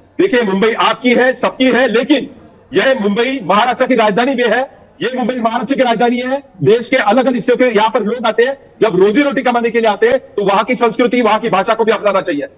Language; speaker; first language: Hindi; non-native, local second language; Marathi